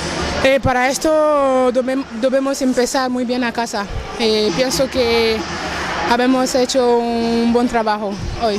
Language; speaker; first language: Spanish; non-native, learner; French